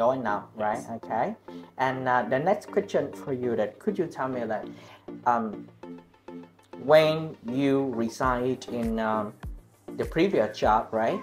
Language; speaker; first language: English; non-native, learner; Vietnamese